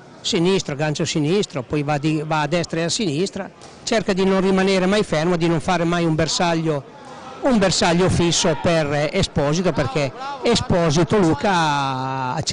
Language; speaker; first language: Italian; native; Italian